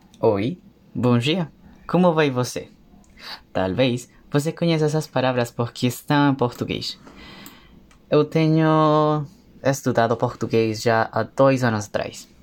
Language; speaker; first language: Portuguese; non-native, learner; Spanish